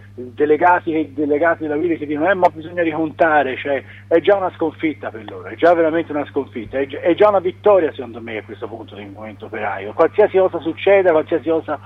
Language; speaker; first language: Italian; native; Italian